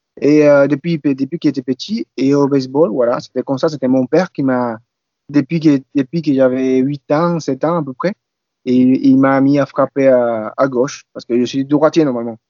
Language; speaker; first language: French; non-native, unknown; Spanish